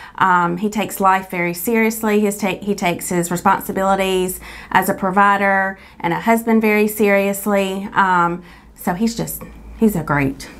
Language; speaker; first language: English; native; English